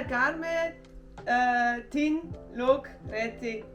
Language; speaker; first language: Hindi; non-native, learner; German